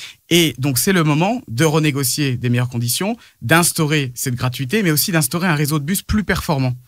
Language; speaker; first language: French; native; French